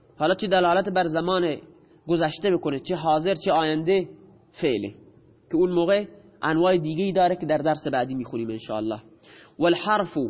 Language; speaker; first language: Persian; non-native, local second language; Baluchi